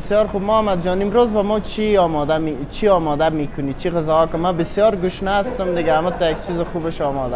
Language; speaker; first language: Persian; native; Persian